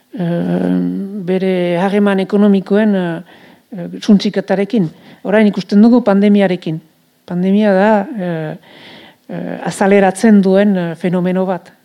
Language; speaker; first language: Basque; native; Basque